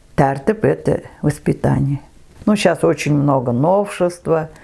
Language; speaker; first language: Russian; non-native, local second language; Kazakh